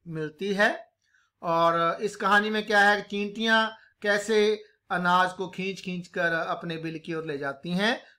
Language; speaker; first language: Hindi; non-native, local second language; Punjabi